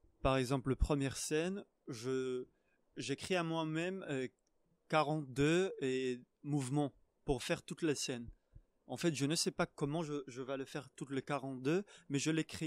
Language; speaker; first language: French; non-native, fluent; Hebrew